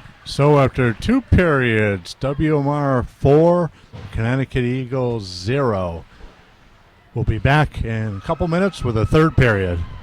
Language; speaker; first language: English; native; English